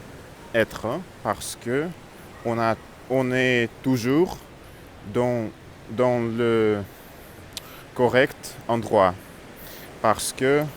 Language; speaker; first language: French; non-native, learner; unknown